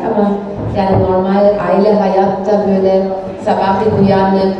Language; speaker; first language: Turkish; non-native, fluent; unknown